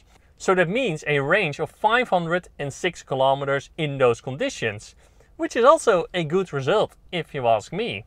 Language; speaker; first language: English; non-native, fluent; Dutch